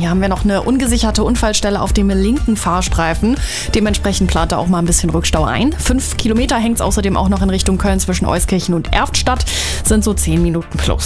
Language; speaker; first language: German; native; German